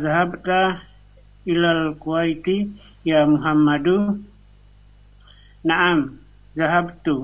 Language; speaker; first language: Arabic; non-native, learner; Indonesian